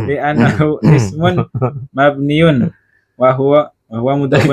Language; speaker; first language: Arabic; non-native, learner; Indonesian